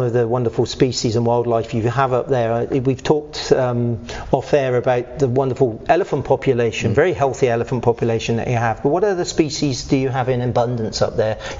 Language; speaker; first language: English; native; English